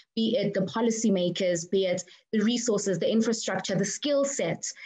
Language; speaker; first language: English; non-native, local second language; Zulu